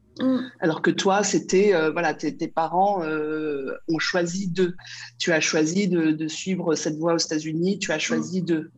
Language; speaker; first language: French; early bilingual, other home language; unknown